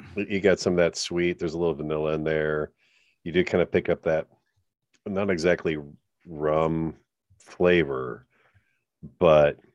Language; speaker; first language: English; native; English